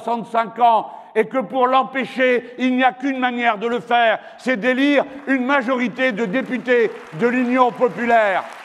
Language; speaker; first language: French; native; French